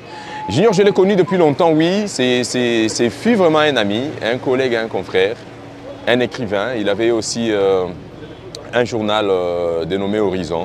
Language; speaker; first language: French; non-native, local second language; Swahili